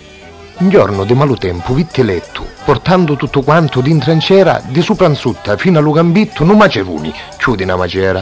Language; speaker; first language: Italian; native; Italian